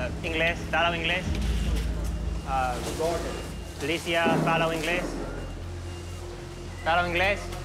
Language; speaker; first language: Portuguese; non-native, learner; English